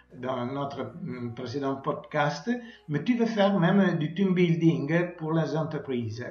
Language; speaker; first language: French; non-native, learner; Italian